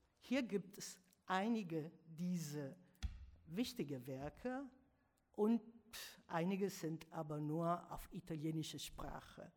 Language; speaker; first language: German; non-native, fluent; Italian